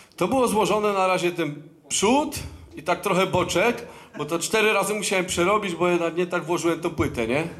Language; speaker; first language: Polish; native; Polish